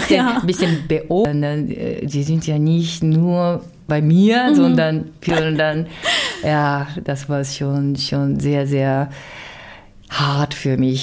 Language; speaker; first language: German; non-native, learner; Japanese